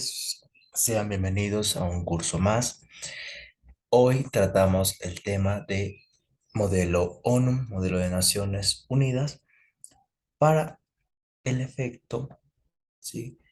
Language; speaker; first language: Spanish; native; Spanish